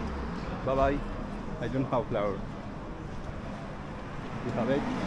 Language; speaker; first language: English; non-native, learner; Persian